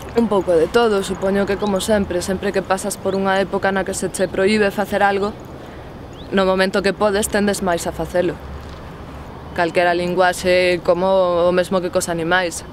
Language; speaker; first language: Galician; non-native, local second language; Spanish